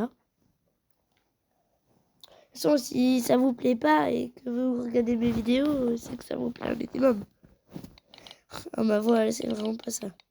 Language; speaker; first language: French; native; French